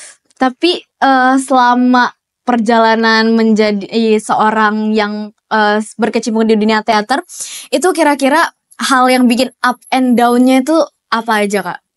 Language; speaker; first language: Indonesian; native; Indonesian